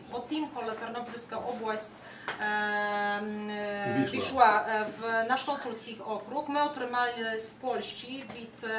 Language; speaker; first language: Ukrainian; non-native, fluent; Polish